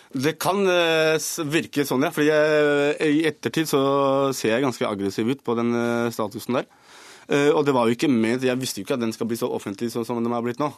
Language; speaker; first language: Norwegian; early bilingual, other home language; Urdu